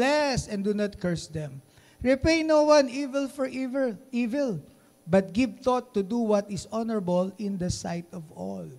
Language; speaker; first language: English; non-native, local second language; Filipino